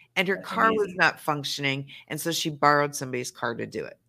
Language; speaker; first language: English; native; English